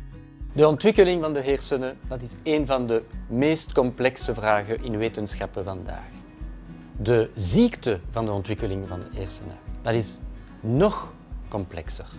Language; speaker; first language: Dutch; non-native, local second language; French